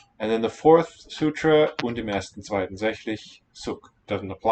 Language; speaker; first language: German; non-native, learner; English